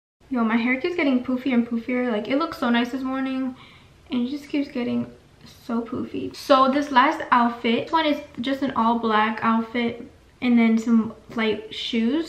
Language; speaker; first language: English; early bilingual, other home language; Spanish